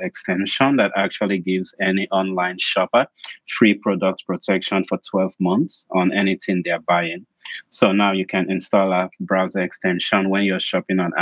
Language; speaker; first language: English; non-native, local second language; Igbo